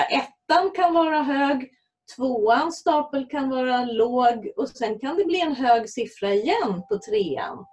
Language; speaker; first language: Swedish; native; Swedish